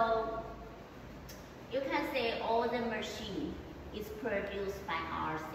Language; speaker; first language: English; non-native, learner; Chinese